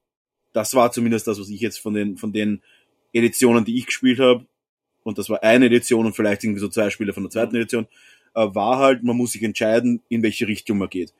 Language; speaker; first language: German; native; German